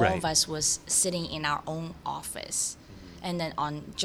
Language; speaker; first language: English; early bilingual, other home language; Cantonese